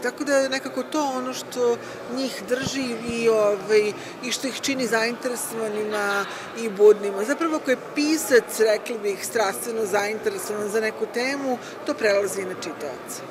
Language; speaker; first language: Serbian; native; Serbian